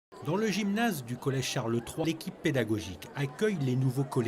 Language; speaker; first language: French; native; French